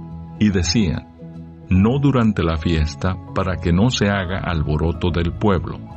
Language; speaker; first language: Spanish; native; Spanish